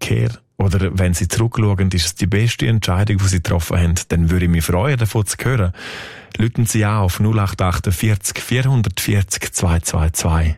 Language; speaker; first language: German; native; German